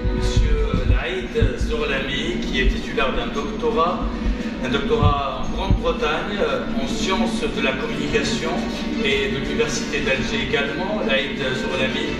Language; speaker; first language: French; non-native, local second language; Arabic